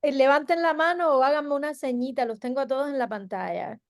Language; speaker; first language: Spanish; native; Spanish